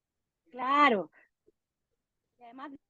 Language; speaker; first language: Spanish; native; Spanish